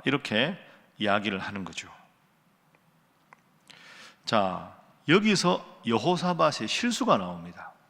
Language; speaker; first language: Korean; native; Korean